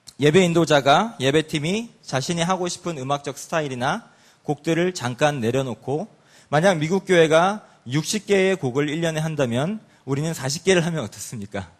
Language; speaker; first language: Korean; early bilingual, other home language; English